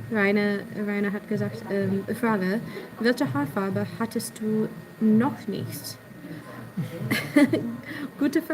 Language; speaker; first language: German; non-native, learner; English